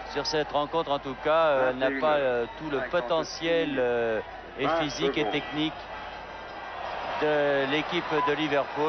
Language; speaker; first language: French; native; French